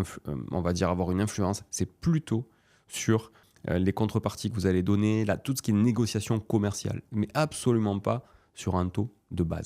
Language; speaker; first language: French; native; French